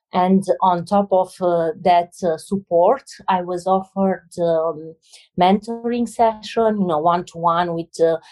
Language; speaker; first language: English; non-native, fluent; Romanian